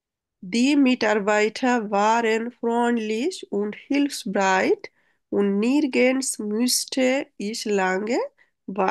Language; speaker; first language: German; non-native, fluent; Bangla